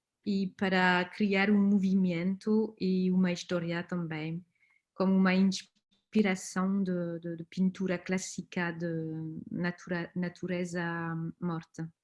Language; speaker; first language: Portuguese; non-native, fluent; French